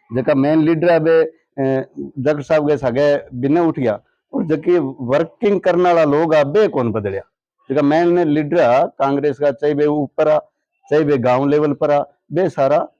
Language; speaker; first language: Hindi; native; Hindi